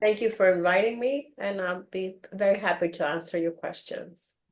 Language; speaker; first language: English; non-native, fluent; Greek